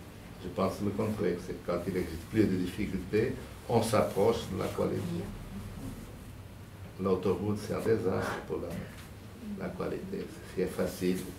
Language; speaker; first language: French; non-native, fluent; Portuguese